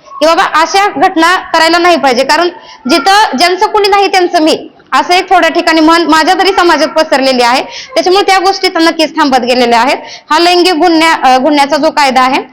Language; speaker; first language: Marathi; native; Marathi